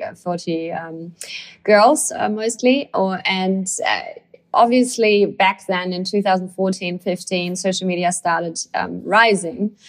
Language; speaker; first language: English; non-native, fluent; German